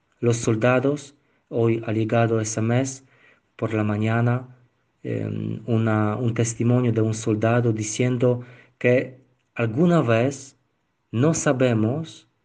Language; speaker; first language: Spanish; non-native, learner; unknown